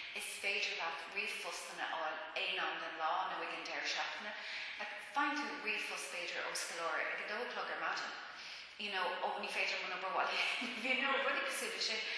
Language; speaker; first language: Irish; non-native, local second language; English